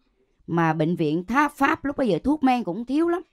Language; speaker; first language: Vietnamese; native; Vietnamese